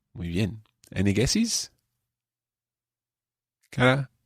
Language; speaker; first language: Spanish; non-native, fluent; English